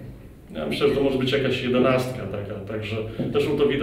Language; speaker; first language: Polish; native; Polish